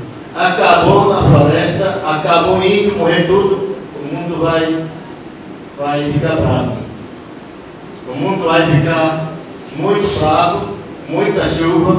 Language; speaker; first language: Portuguese; non-native, local second language; Yanomámi